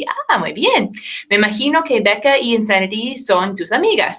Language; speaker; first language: Spanish; non-native, fluent; English